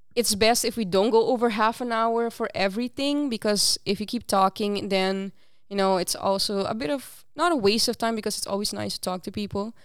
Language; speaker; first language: English; non-native, fluent; Papiamento